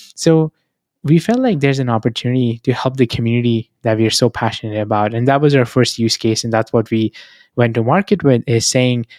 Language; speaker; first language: English; non-native, local second language; Hindi